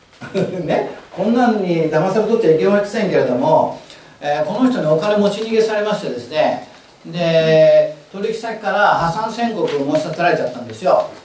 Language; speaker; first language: Japanese; native; Japanese